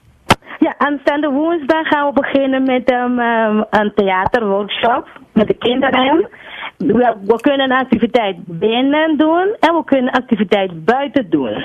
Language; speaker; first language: Dutch; non-native, local second language; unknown